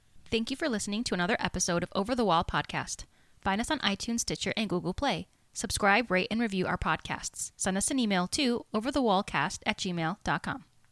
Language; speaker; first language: English; early bilingual, other home language; Spanish